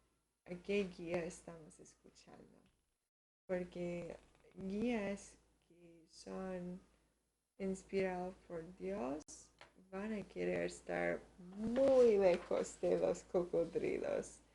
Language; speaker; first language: Spanish; early bilingual, heritage; Spanish